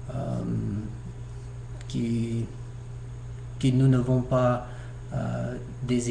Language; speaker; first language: French; non-native, learner; English